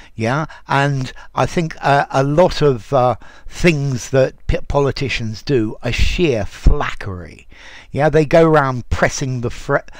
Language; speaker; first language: English; native; English